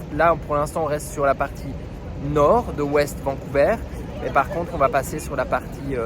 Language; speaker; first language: French; native; French